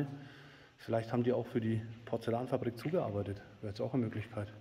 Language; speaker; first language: German; native; German